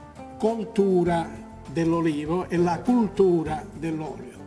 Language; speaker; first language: Italian; native; Italian